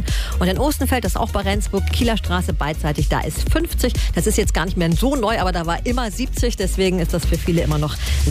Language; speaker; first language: German; native; German